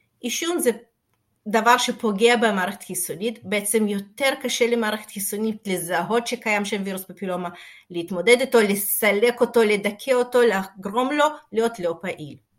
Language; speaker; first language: Hebrew; non-native, fluent; Russian